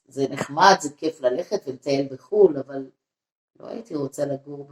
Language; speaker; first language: Hebrew; early bilingual, other home language; English